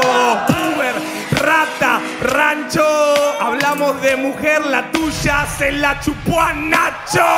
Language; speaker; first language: Spanish; native; Spanish